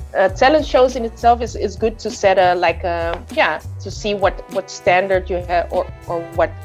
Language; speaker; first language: English; early bilingual, other home language; Indonesian